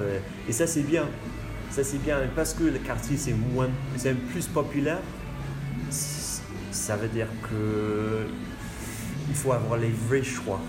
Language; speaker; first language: French; non-native, learner; English